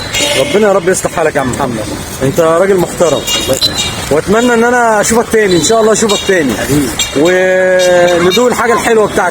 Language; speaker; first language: Arabic; native; Arabic